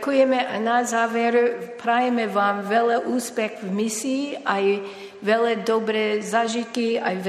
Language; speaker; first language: Slovak; non-native, fluent; English